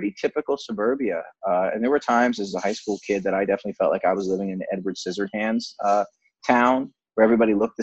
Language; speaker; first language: English; native; English